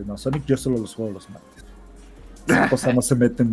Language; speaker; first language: Spanish; native; Spanish